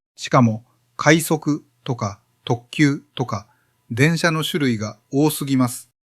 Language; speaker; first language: Japanese; non-native, fluent; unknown